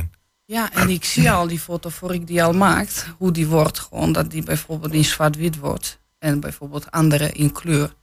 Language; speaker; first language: Dutch; non-native, fluent; Polish